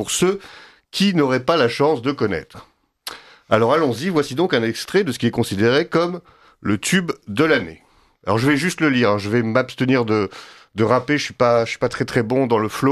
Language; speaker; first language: French; native; French